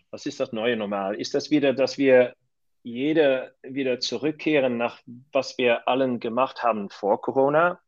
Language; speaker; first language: German; non-native, learner; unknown